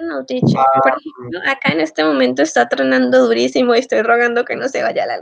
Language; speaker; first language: Spanish; native; Spanish